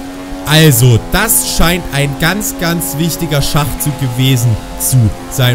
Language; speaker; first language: German; native; German